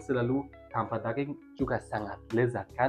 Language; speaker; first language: Indonesian; non-native, learner; German